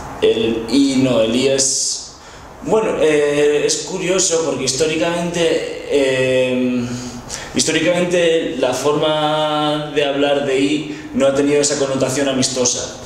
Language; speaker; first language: Spanish; non-native, local second language; Basque